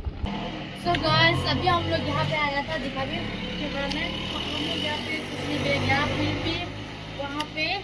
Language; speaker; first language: Hindi; non-native, local second language; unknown